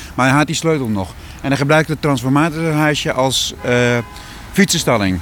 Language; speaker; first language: Dutch; native; Dutch